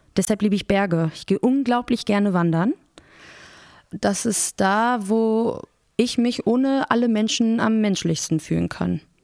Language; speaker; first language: German; early bilingual, other home language; Persian